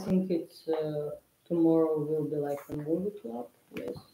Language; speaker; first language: English; non-native, learner; Russian